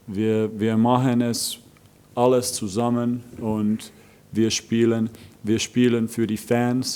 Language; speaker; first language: German; non-native, fluent; Finnish